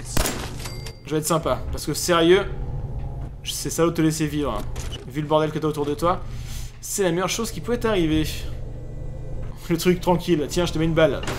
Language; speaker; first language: French; native; French